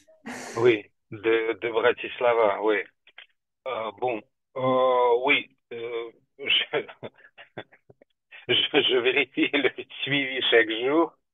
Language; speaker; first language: French; non-native, fluent; Russian